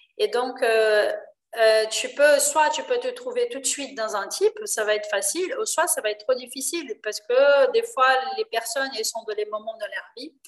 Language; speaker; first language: French; non-native, fluent; Portuguese